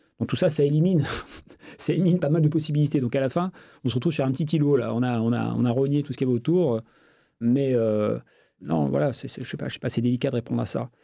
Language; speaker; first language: French; native; French